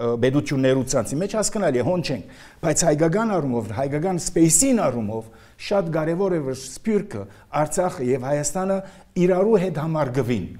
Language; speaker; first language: Armenian; early bilingual, heritage; Armenian